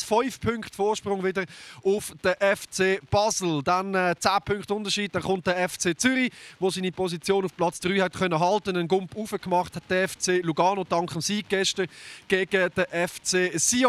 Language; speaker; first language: German; native; German